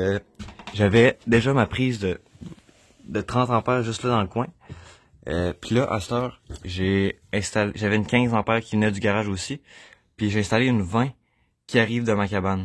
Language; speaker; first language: French; native; French